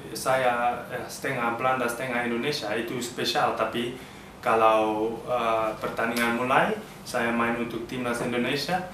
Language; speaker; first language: Indonesian; early bilingual, heritage; Dutch